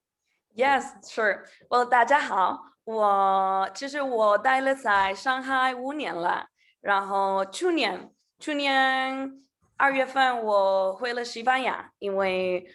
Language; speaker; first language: Chinese; non-native, learner; Spanish